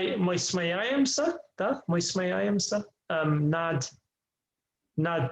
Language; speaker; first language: Russian; non-native, learner; English